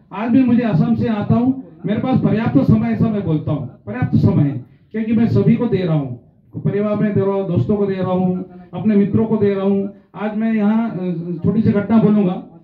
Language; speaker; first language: Hindi; non-native, local second language; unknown